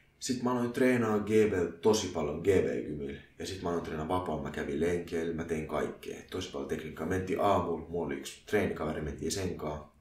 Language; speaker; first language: Finnish; early bilingual, other home language; Arabic